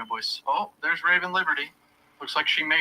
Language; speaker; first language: English; native; English